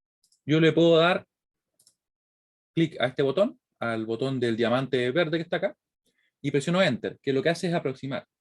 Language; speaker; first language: Spanish; native; Spanish